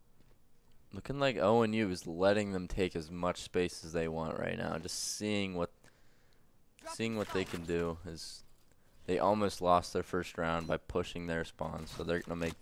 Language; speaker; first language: English; native; English